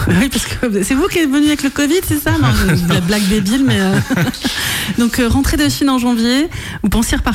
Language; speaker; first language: French; native; French